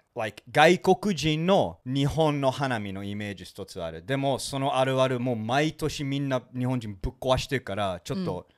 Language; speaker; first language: Japanese; non-native, fluent; English